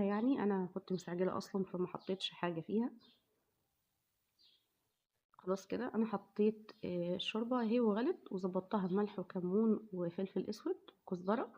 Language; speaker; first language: Arabic; native; Arabic